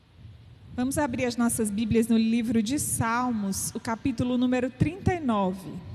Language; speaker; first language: Portuguese; native; Portuguese